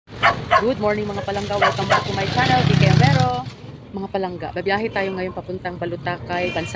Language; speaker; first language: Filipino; non-native, local second language; Cebuano